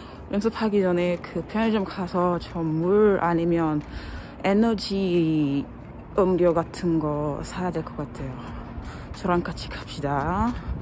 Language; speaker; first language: Korean; non-native, fluent; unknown